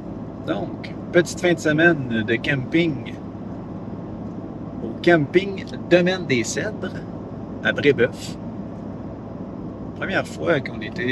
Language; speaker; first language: French; native; French